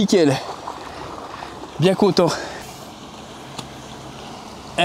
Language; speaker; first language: French; native; French